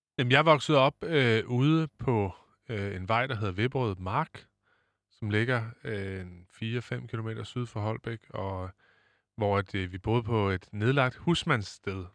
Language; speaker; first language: Danish; native; Danish